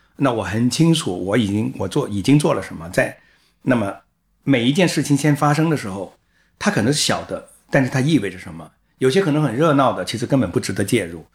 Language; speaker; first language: Chinese; native; Chinese